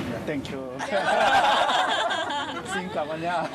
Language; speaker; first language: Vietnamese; non-native, learner; Korean